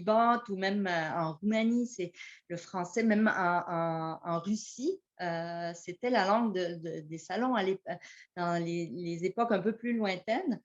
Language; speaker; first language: French; early bilingual, heritage; French